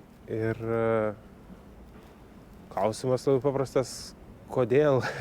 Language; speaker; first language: Lithuanian; native; Lithuanian